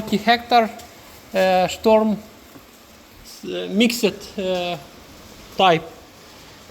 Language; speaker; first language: English; non-native, learner; Ukrainian